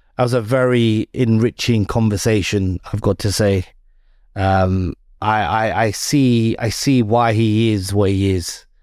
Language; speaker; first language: English; native; English